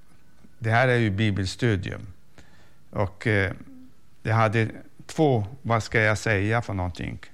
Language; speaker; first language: Swedish; non-native, fluent; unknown